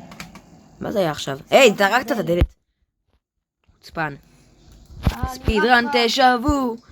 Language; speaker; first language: Hebrew; native; Hebrew